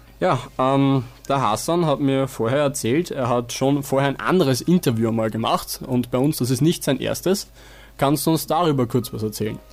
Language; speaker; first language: German; native; German